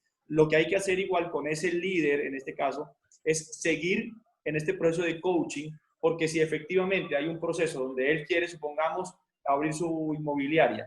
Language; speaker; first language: Spanish; native; Spanish